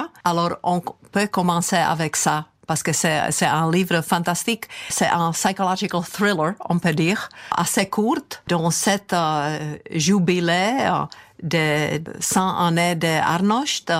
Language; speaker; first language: French; non-native, fluent; Czech